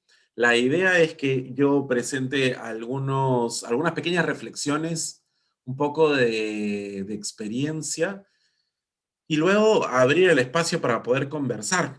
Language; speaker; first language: Spanish; native; Spanish